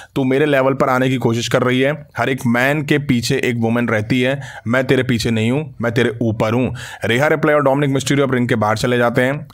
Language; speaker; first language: Hindi; native; Hindi